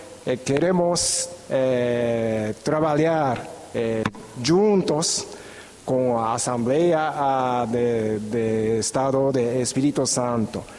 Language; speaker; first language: Portuguese; non-native, fluent; Japanese